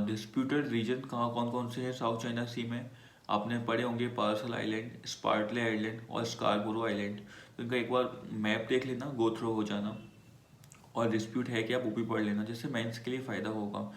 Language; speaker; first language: Hindi; native; Hindi